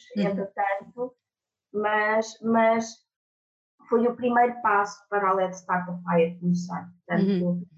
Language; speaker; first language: Portuguese; native; Portuguese